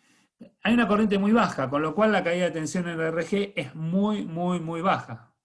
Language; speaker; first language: Spanish; native; Spanish